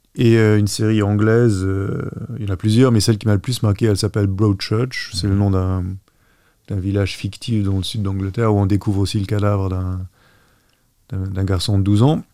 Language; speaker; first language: French; non-native, local second language; Luxembourgish